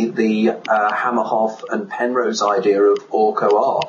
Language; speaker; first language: English; native; English